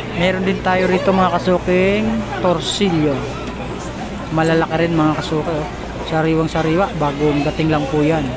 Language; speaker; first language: Filipino; non-native, local second language; Bikol